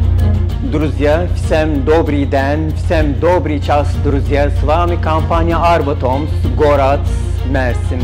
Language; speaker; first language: Russian; non-native, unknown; Turkish